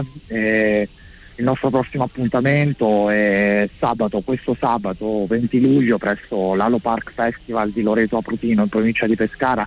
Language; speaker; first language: Italian; native; Italian